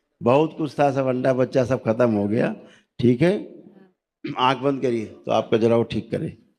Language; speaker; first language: Hindi; native; Hindi